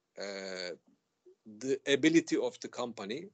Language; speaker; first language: English; non-native, fluent; Turkish